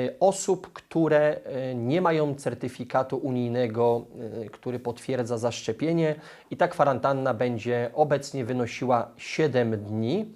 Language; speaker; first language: Polish; native; Polish